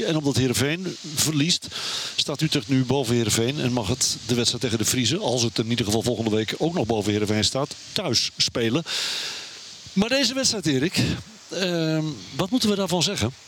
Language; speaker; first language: Dutch; native; Dutch